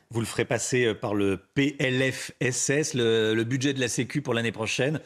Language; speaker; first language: French; native; French